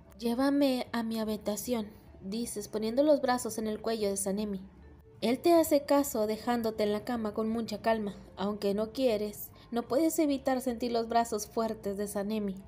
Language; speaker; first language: Spanish; native; Spanish